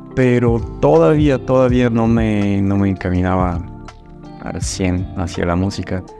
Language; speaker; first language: Spanish; non-native, fluent; Bulgarian